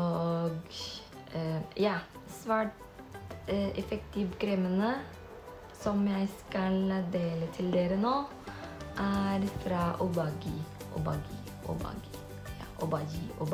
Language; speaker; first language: Norwegian; non-native, fluent; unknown